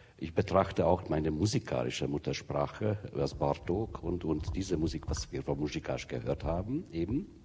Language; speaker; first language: German; non-native, fluent; Hungarian